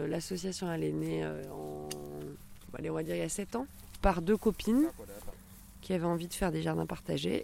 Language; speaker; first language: French; native; French